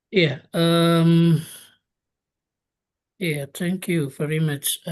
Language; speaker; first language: English; non-native, local second language; Indonesian